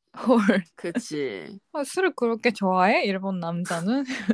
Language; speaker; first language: Korean; non-native, fluent; Japanese